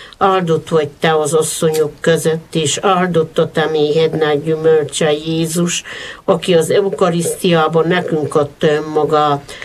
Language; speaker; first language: Hungarian; native; Hungarian